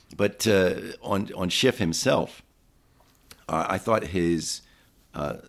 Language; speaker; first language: English; native; English